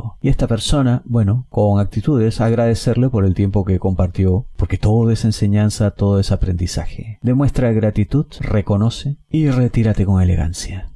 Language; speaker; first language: Spanish; native; Spanish